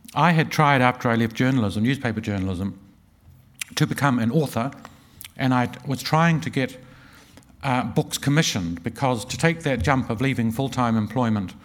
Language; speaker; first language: English; native; English